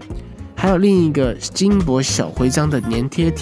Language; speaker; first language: Chinese; native; Chinese